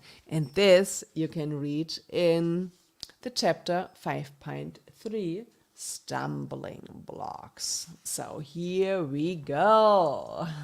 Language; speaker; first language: English; non-native, fluent; German